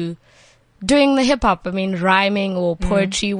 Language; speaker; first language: English; non-native, local second language; Northern Sotho